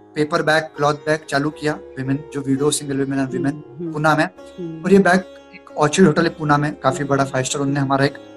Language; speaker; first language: Hindi; non-native, local second language; Marathi